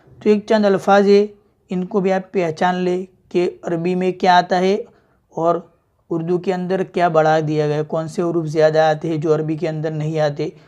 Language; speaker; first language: Hindi; native; Hindi